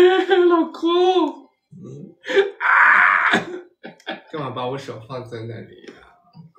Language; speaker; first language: Chinese; native; Chinese